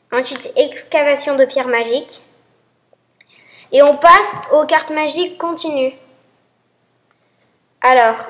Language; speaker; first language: French; native; French